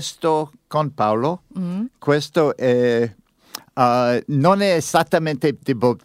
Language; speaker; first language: Italian; non-native, learner; English